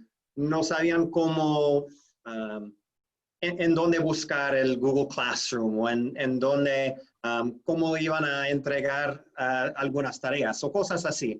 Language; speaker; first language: Spanish; non-native, fluent; English